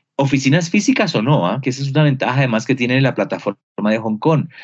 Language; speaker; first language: Spanish; native; Spanish